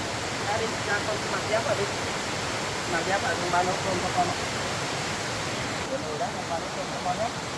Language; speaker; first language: Vietnamese; native; Vietnamese